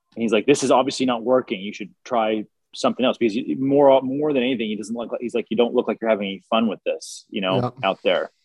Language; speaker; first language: English; native; English